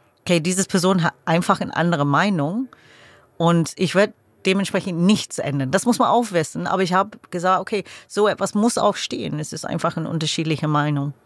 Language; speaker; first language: German; non-native, fluent; English